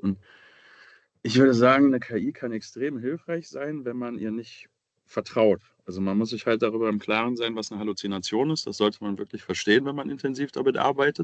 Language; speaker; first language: German; native; German